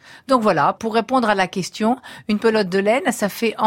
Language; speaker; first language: French; native; French